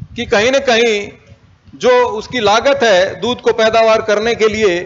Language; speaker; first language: Hindi; native; Hindi